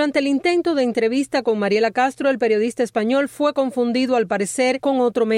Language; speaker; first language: Spanish; native; Spanish